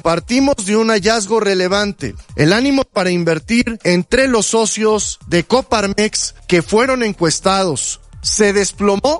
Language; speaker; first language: Spanish; native; Spanish